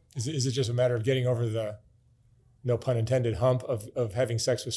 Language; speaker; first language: English; native; English